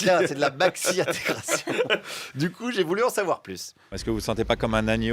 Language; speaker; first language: French; native; French